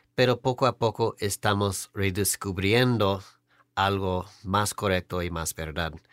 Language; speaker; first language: Spanish; non-native, fluent; English